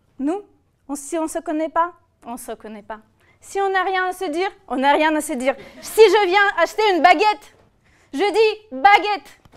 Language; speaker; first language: French; non-native, fluent; Russian